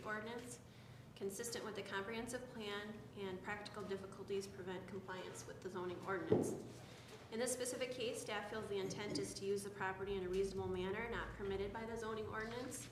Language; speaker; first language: English; native; English